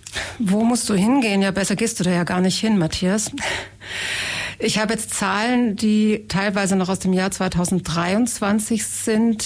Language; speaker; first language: German; native; German